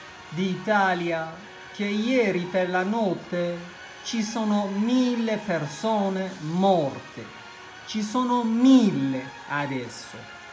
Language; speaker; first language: Italian; non-native, fluent; Spanish